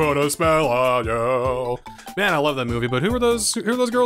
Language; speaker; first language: English; native; English